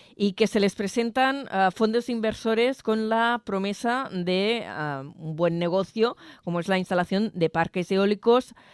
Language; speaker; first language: Spanish; non-native, local second language; Catalan